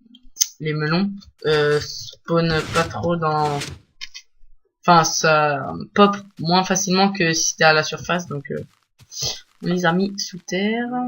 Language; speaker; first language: French; native; French